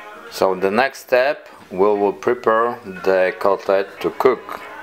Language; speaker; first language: English; non-native, learner; Polish